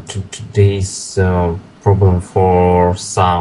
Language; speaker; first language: English; non-native, learner; Russian